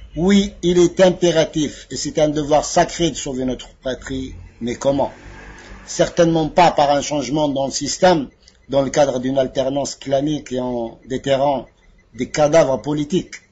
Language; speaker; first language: French; non-native, local second language; Arabic